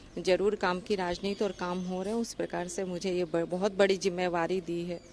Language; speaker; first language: Hindi; native; Hindi